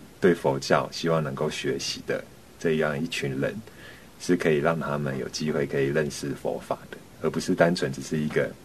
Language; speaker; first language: Chinese; native; Chinese